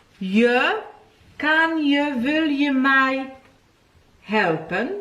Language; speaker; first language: Dutch; non-native, fluent; Polish